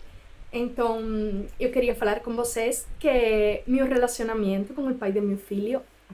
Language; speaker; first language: Portuguese; non-native, fluent; Spanish